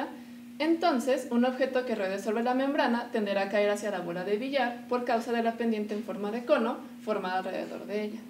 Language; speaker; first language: Spanish; native; Spanish